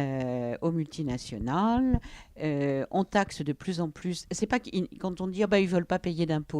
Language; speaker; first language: French; native; French